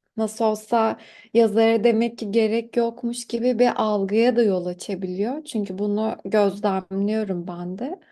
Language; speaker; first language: Turkish; native; Turkish